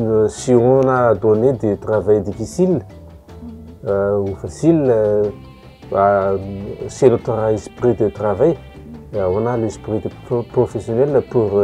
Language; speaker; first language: French; non-native, local second language; Malagasy